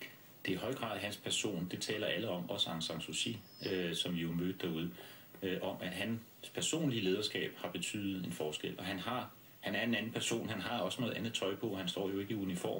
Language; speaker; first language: Danish; native; Danish